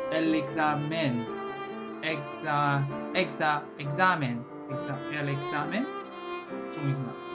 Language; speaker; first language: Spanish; non-native, learner; Chinese